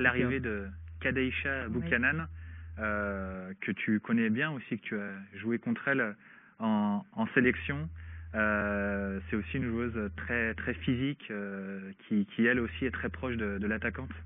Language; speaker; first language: French; native; French